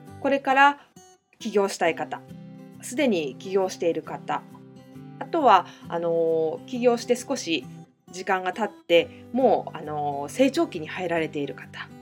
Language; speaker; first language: Japanese; native; Japanese